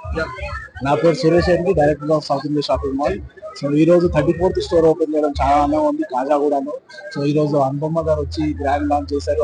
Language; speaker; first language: Telugu; native; Telugu